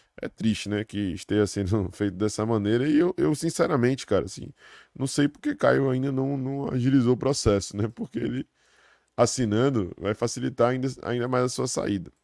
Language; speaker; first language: Portuguese; native; Portuguese